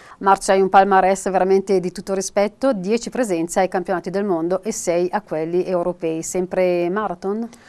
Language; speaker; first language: Italian; native; Italian